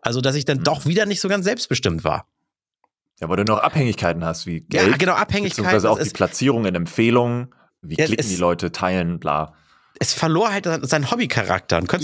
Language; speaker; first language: German; native; German